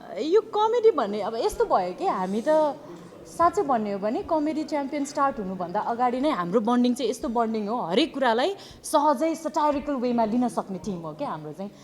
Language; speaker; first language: Nepali; native; Nepali